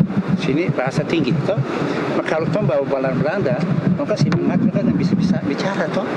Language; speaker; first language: Indonesian; early bilingual, heritage; Indonesian